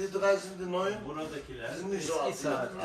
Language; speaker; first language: German; non-native, learner; Turkish